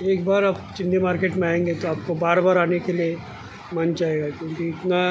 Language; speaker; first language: Hindi; non-native, local second language; Marathi